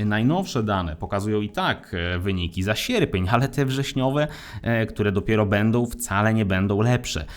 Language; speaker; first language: Polish; native; Polish